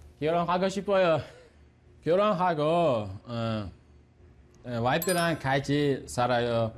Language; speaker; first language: Korean; non-native, learner; Uzbek